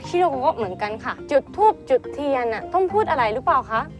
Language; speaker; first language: Thai; non-native, fluent; Japanese